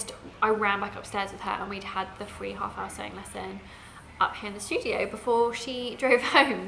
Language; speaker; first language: English; native; English